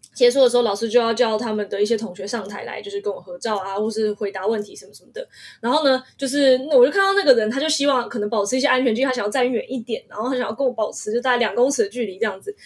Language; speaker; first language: Chinese; early bilingual, heritage; Chinese